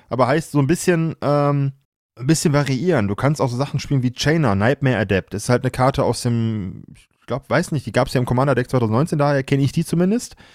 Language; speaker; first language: German; native; German